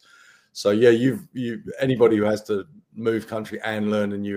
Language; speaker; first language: English; native; English